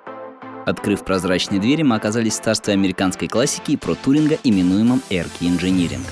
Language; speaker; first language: Russian; native; Russian